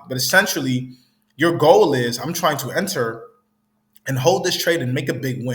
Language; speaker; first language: English; native; English